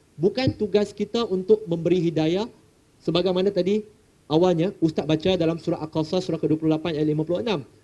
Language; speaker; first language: Malay; non-native, local second language; Chinese